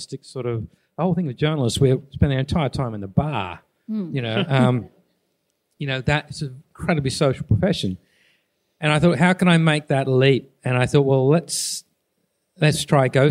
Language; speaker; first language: English; native; English